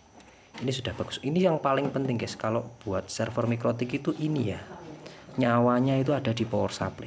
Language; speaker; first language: Indonesian; native; Indonesian